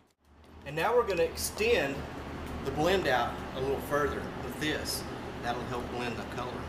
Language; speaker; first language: English; native; English